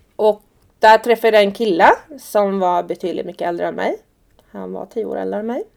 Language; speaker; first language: Swedish; early bilingual, other home language; Persian